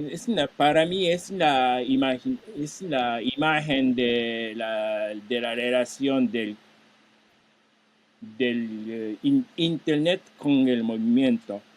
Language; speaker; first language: Spanish; non-native, fluent; Japanese